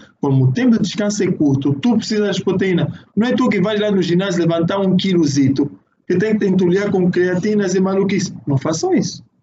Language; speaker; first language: Portuguese; native; Portuguese